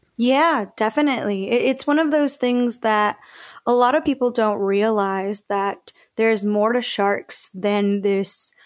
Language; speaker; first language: English; early bilingual, other home language; Spanish